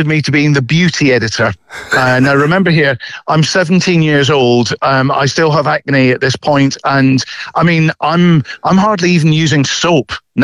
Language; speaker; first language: English; native; English